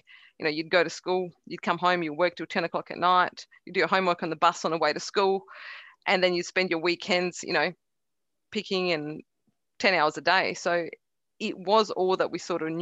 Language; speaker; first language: English; early bilingual, other home language; Croatian